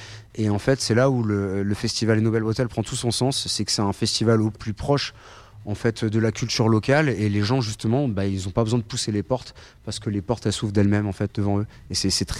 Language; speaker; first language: French; native; French